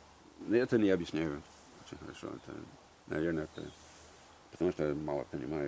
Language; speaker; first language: Russian; early bilingual, heritage; English